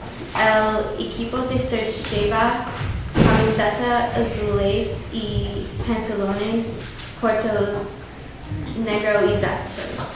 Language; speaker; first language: Spanish; non-native, learner; English